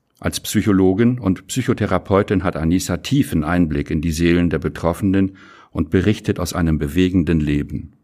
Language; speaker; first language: German; native; German